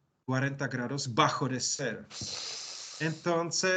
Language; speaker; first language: Spanish; non-native, learner; Czech